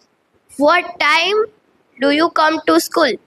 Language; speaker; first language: English; non-native, learner; Gujarati